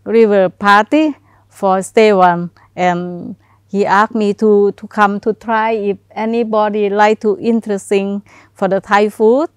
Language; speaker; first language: English; non-native, learner; Thai